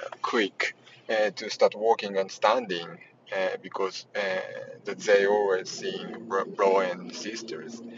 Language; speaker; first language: English; non-native, learner; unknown